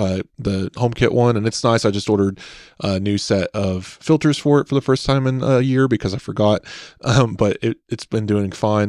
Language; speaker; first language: English; native; English